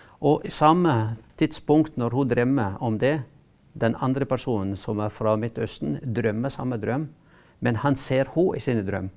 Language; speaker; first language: Norwegian; non-native, fluent; Arabic